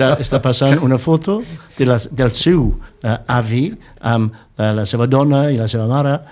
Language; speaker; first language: Catalan; non-native, fluent; English